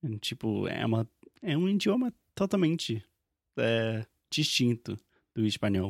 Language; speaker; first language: Portuguese; non-native, fluent; English